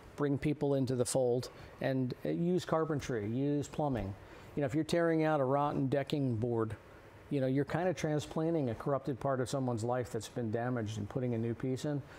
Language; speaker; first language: English; native; English